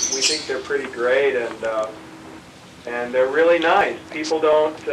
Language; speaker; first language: English; native; English